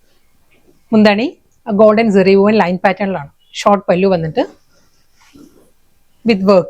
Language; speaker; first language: Malayalam; native; Malayalam